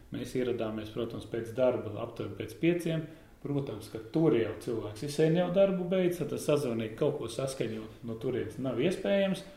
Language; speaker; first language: Latvian; native; Latvian